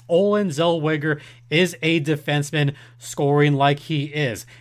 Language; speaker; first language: English; early bilingual, other home language; Spanish